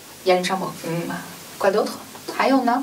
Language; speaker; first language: French; non-native, fluent; Chinese